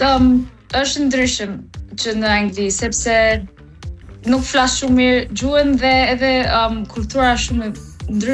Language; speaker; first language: Albanian; early bilingual, heritage; English